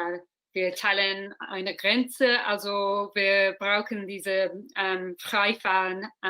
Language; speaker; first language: German; non-native, learner; English